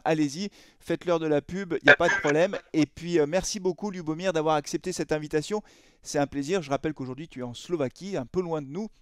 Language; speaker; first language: French; native; French